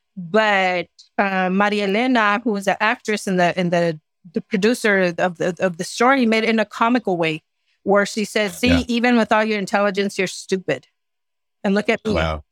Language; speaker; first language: English; native; English